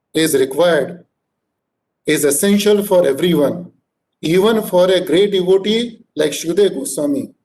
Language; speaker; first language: English; non-native, local second language; Hindi